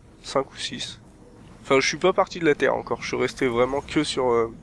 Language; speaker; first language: French; native; French